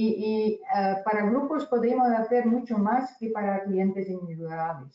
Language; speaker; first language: Spanish; non-native, fluent; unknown